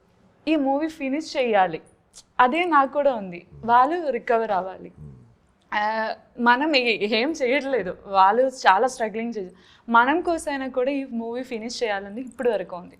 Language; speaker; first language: Telugu; non-native, learner; Malayalam